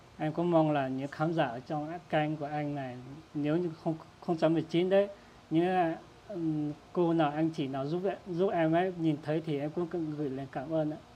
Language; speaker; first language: Vietnamese; non-native, local second language; Iu Mien